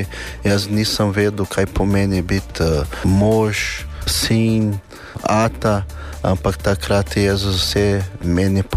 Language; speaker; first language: Slovenian; non-native, learner; Portuguese